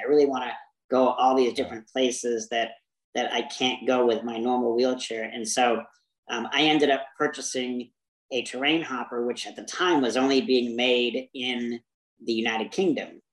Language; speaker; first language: English; native; English